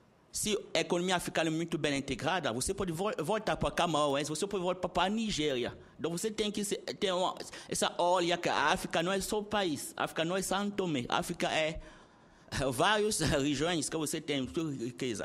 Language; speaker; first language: Portuguese; non-native, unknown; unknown